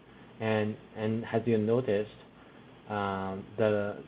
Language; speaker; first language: English; non-native, fluent; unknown